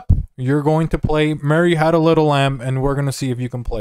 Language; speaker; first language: English; native; English